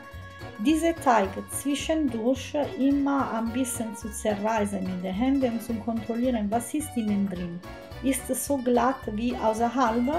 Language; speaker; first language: German; non-native, fluent; Italian